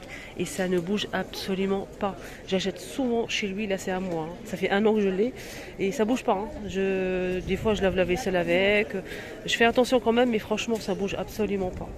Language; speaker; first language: French; native; French